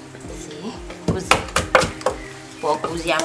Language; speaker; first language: Italian; non-native, learner; Wolof